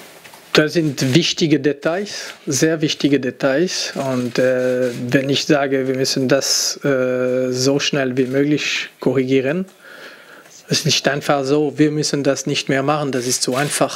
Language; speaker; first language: German; non-native, fluent; French